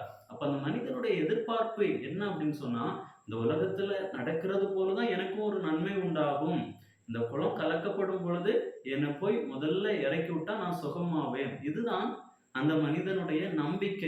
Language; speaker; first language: Tamil; native; Tamil